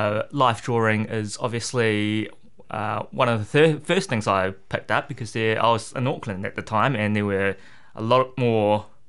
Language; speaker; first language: English; native; English